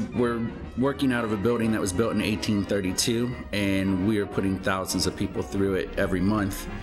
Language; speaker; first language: English; native; English